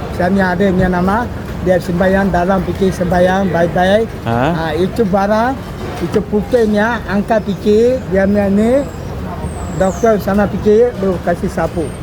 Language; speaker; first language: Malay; non-native, learner; Bangla